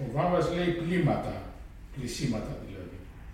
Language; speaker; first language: Greek; native; Greek